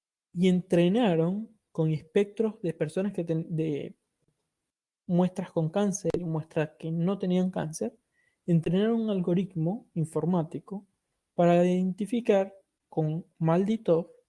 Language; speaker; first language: Spanish; native; Spanish